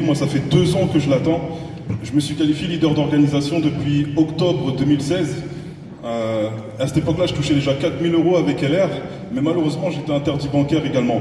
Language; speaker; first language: French; native; French